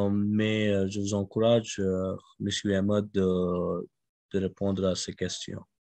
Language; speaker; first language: French; non-native, fluent; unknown